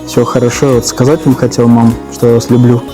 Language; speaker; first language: Russian; non-native, local second language; Kyrgyz